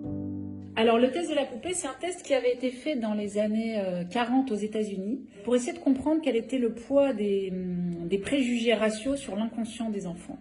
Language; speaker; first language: French; native; French